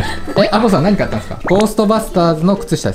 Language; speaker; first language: Japanese; native; Japanese